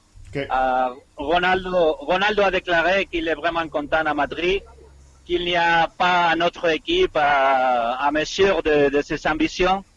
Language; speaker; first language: French; non-native, fluent; Spanish